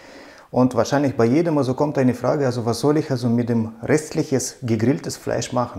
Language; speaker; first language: German; non-native, fluent; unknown